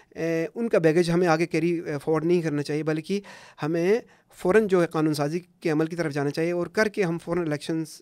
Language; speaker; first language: Urdu; non-native, local second language; Punjabi